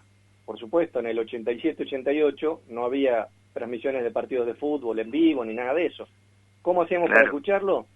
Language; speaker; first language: Spanish; native; Spanish